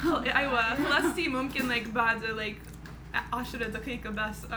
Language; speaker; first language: Arabic; non-native, learner; English